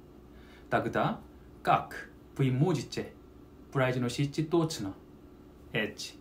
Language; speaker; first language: Russian; non-native, learner; Korean